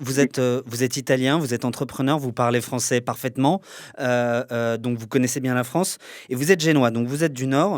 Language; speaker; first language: French; native; French